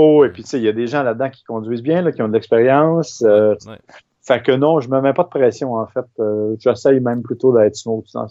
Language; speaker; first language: French; native; French